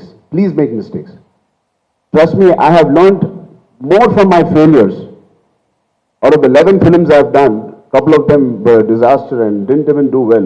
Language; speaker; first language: English; non-native, local second language; Telugu